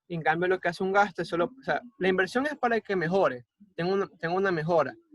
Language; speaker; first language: Spanish; native; Spanish